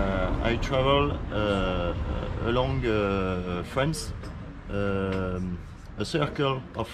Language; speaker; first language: English; non-native, learner; French